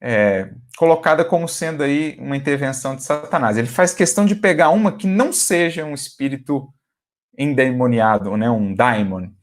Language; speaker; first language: Portuguese; native; Portuguese